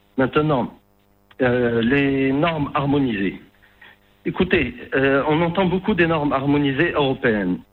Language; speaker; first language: French; non-native, local second language; Arabic